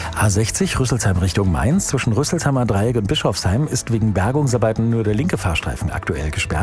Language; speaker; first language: German; native; German